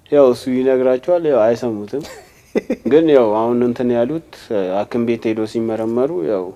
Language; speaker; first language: Amharic; non-native, local second language; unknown